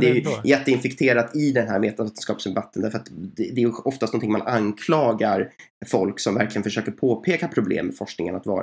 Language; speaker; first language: Swedish; native; Swedish